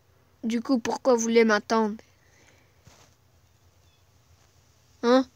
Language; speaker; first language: French; native; French